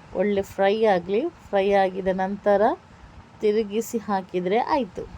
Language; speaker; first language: Kannada; non-native, local second language; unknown